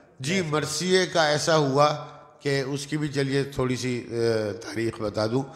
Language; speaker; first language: Urdu; non-native, local second language; Gujarati